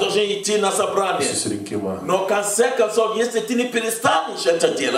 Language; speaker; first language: Russian; non-native, fluent; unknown